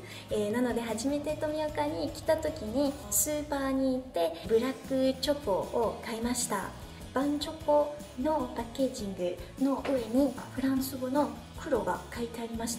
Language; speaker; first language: Japanese; non-native, fluent; French